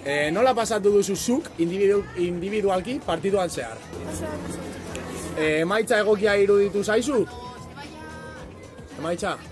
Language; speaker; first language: Basque; non-native, local second language; Spanish